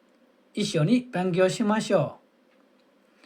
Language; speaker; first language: Japanese; non-native, fluent; Burmese